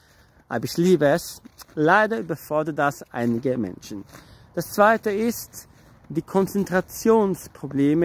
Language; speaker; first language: German; non-native, fluent; Portuguese